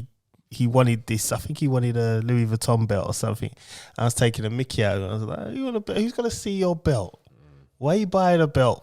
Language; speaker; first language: English; native; English